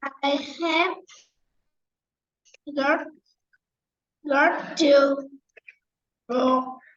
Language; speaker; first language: English; non-native, learner; Vietnamese